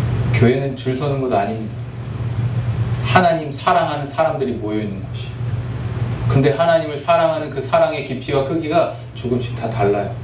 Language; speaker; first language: Korean; native; Korean